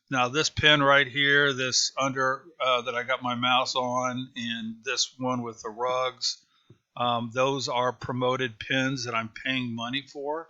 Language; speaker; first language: English; native; English